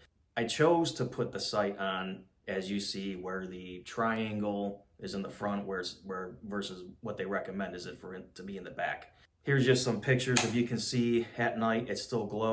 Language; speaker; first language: English; native; English